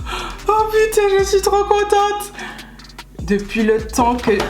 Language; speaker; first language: French; native; French